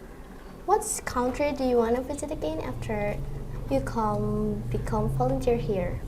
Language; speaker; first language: English; non-native, learner; Indonesian